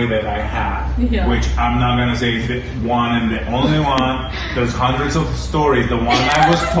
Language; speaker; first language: English; non-native, fluent; Spanish